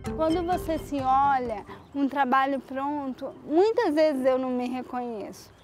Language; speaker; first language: Portuguese; native; Portuguese